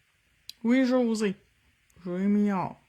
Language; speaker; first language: French; native; French